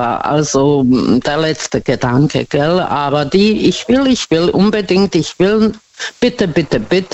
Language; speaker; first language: German; non-native, fluent; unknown